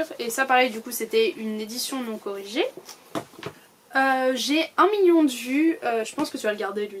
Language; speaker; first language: French; native; French